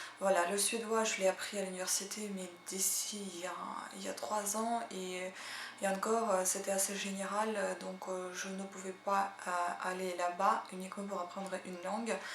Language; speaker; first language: French; non-native, fluent; Russian